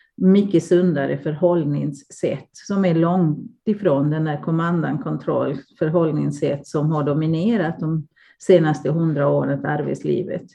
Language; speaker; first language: Swedish; non-native, fluent; Spanish